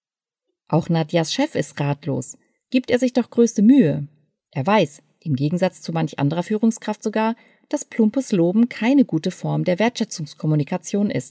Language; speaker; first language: German; native; German